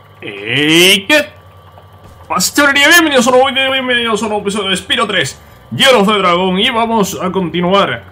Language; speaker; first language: Spanish; native; Spanish